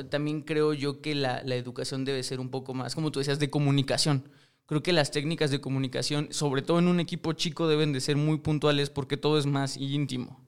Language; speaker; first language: Spanish; native; Spanish